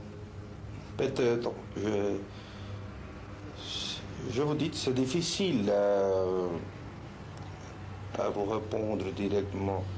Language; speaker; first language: French; non-native, fluent; Spanish